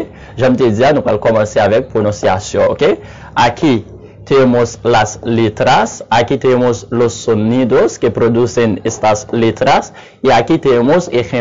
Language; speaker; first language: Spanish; non-native, learner; Haitian Creole